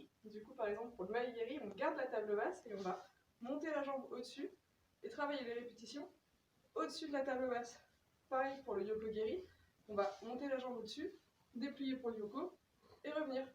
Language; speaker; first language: French; native; French